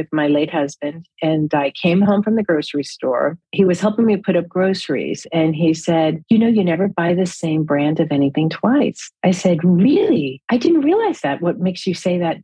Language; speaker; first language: English; native; English